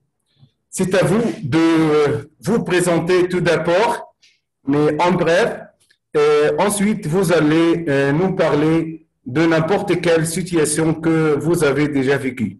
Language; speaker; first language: French; non-native, fluent; Arabic